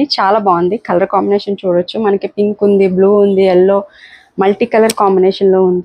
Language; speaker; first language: Telugu; native; Telugu